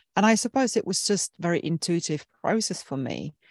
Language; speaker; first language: English; non-native, fluent; Finnish